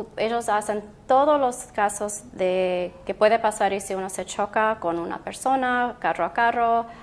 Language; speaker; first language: Spanish; early bilingual, heritage; Spanish